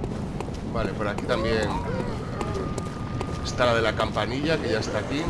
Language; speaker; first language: Spanish; native; Spanish